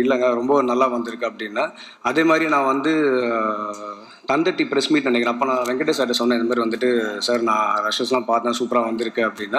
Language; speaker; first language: Tamil; native; Tamil